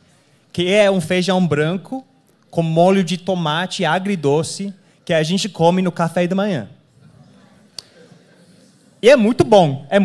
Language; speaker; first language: Portuguese; non-native, fluent; English